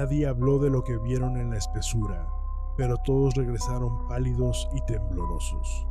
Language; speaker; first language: Spanish; native; Spanish